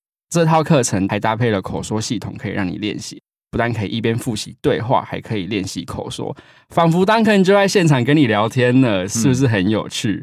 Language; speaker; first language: Chinese; native; Chinese